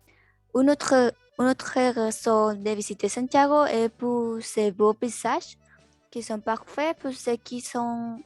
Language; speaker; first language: French; non-native, learner; Spanish